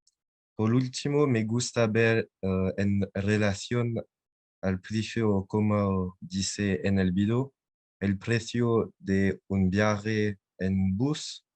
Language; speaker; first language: Spanish; non-native, learner; French